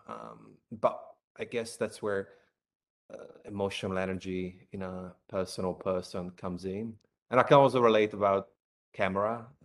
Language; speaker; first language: English; non-native, fluent; Italian